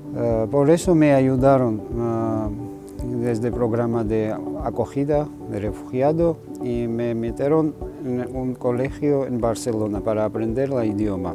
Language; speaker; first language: Spanish; non-native, fluent; Georgian